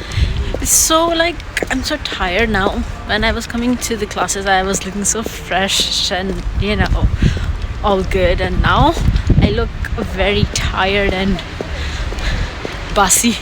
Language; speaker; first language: English; non-native, local second language; Urdu